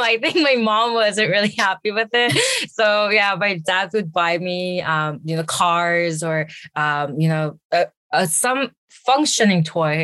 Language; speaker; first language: English; early bilingual, other home language; Korean